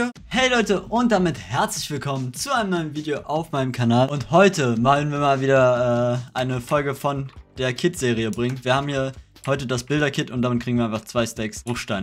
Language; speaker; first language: German; native; German